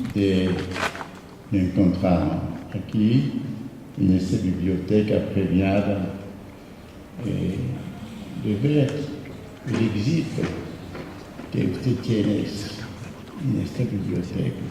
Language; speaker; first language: Spanish; non-native, fluent; French